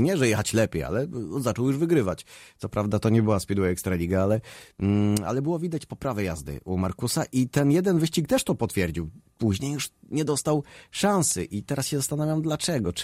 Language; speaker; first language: Polish; native; Polish